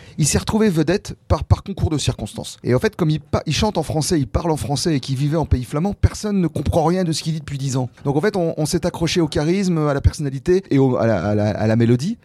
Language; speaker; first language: French; native; French